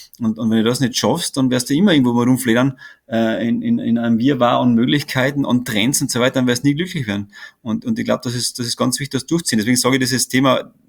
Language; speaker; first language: German; native; German